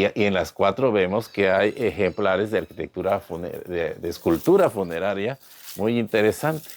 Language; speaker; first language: Spanish; native; Spanish